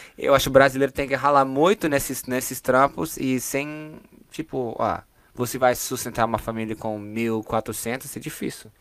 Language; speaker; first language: Portuguese; non-native, fluent; English